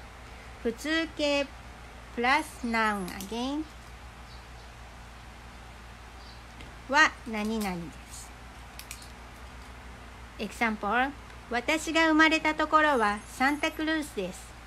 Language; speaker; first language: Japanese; non-native, fluent; Filipino